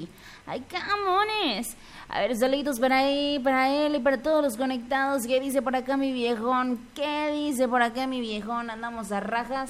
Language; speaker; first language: Spanish; native; Spanish